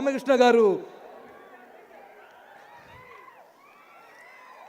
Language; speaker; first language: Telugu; non-native, learner; Malayalam